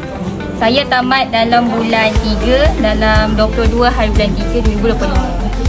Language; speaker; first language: Malay; native; Malay